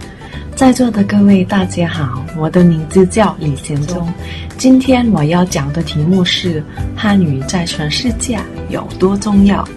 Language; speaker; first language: Chinese; non-native, fluent; Thai